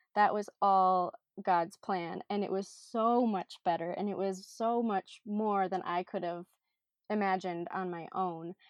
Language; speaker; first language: English; native; English